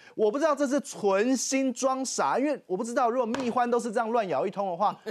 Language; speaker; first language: Chinese; native; Chinese